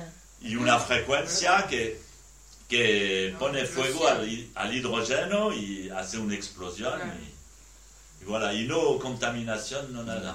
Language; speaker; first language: Spanish; non-native, learner; French